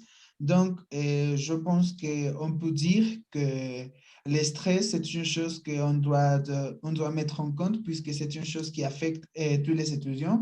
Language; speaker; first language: French; non-native, learner; Spanish